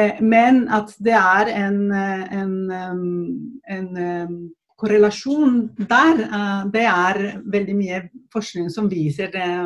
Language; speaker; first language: Norwegian; non-native, fluent; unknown